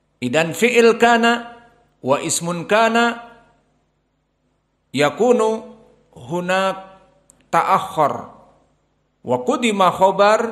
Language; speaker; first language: Arabic; non-native, fluent; Indonesian